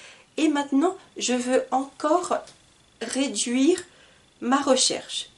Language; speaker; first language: French; native; French